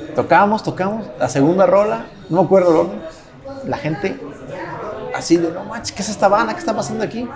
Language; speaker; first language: Spanish; native; Spanish